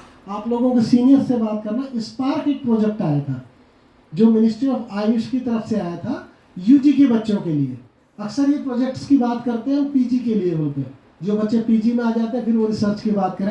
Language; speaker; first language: Hindi; native; Hindi